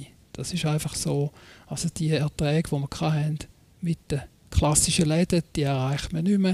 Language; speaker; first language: German; native; German